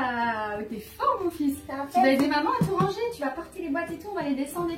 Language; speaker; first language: French; native; French